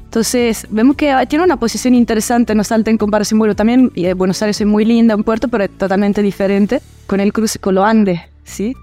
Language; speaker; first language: Spanish; early bilingual, heritage; Italian